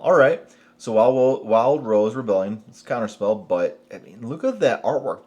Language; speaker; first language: English; native; English